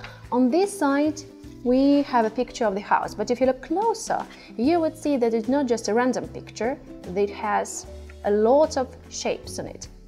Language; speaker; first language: English; non-native, fluent; Russian